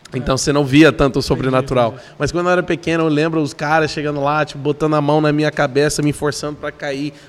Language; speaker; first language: Portuguese; non-native, fluent; English